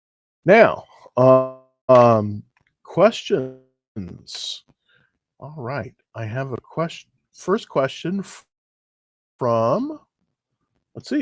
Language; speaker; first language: English; native; English